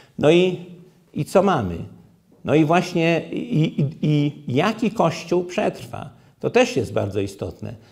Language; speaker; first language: Polish; native; Polish